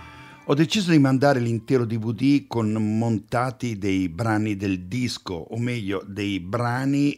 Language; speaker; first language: Italian; native; Italian